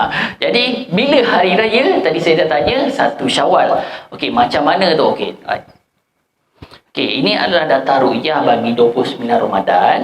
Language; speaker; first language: Malay; native; Malay